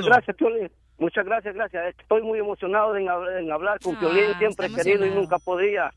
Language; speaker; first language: Spanish; native; Spanish